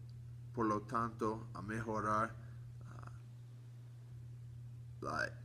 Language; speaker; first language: Spanish; non-native, learner; English